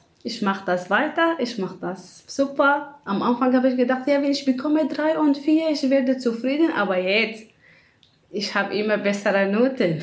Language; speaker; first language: German; non-native, learner; Kurdish